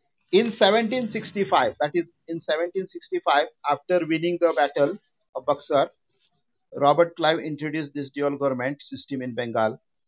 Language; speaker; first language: English; non-native, local second language; Marathi